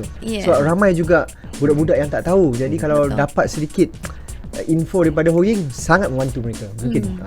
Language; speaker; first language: Malay; native; Malay